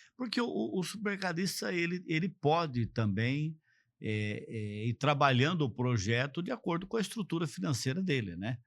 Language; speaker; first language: Portuguese; native; Portuguese